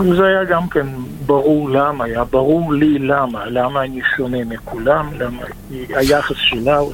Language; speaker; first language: Hebrew; non-native, fluent; Russian